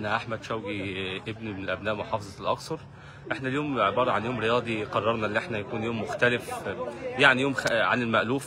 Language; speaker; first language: Arabic; native; Arabic